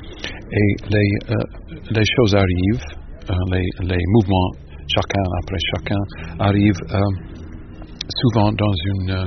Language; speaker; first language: French; non-native, learner; English